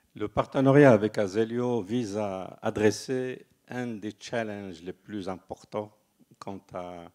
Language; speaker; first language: French; non-native, local second language; Arabic